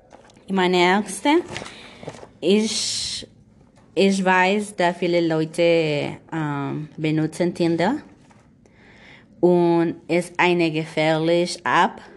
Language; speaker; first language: German; non-native, learner; Spanish